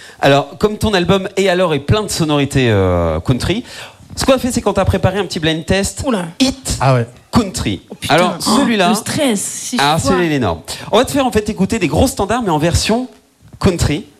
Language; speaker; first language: French; native; French